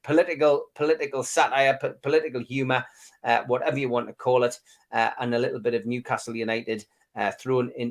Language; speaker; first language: English; native; English